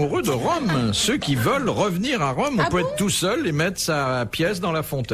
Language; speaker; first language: French; native; French